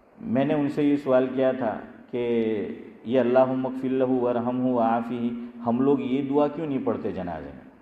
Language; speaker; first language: Urdu; non-native, local second language; Gujarati